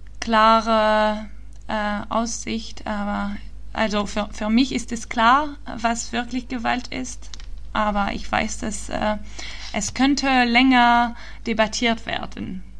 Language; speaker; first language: German; early bilingual, heritage; German